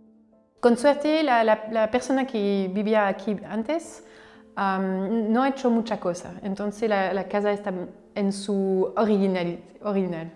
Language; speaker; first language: Spanish; non-native, fluent; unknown